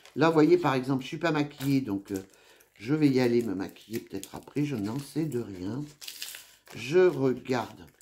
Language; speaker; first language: French; native; French